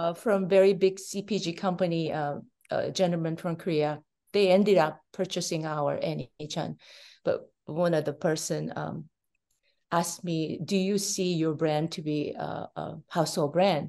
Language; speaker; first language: English; non-native, fluent; Korean